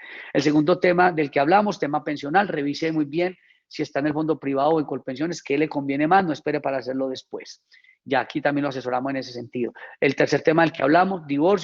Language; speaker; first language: Spanish; native; Spanish